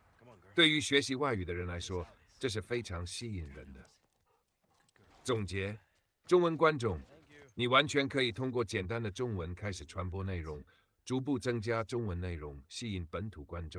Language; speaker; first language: Chinese; non-native, learner; Russian